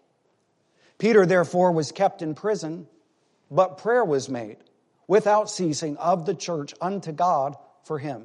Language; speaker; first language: English; native; English